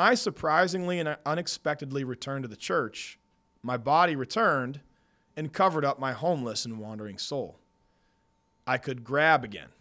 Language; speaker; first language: English; native; English